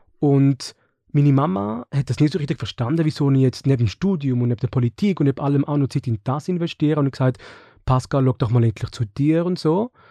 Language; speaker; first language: German; early bilingual, other home language; Serbian